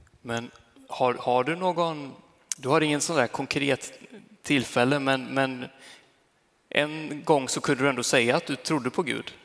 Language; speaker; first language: Swedish; native; Swedish